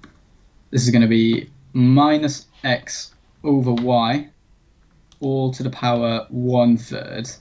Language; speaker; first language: English; native; English